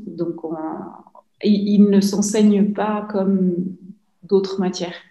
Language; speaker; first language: French; native; French